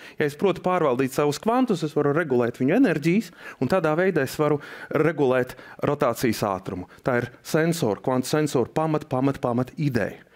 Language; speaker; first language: Latvian; non-native, local second language; Russian